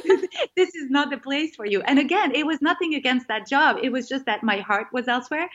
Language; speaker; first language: English; non-native, fluent; French